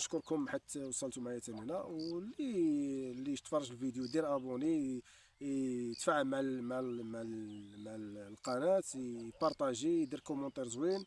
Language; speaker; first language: Arabic; native; Arabic